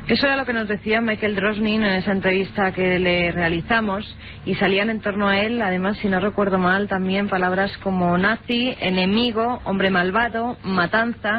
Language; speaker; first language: Spanish; native; Spanish